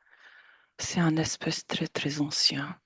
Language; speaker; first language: French; non-native, fluent; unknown